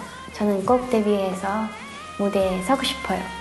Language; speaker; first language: Korean; non-native, learner; Thai